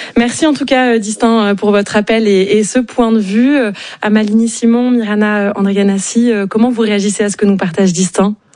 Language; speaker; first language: French; native; French